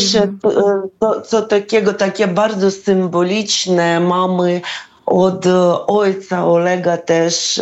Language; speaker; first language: Polish; non-native, fluent; Ukrainian